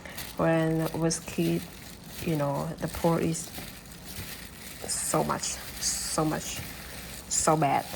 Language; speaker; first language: English; non-native, learner; Burmese